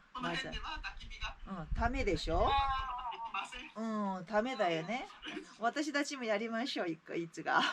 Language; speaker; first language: Japanese; native; Japanese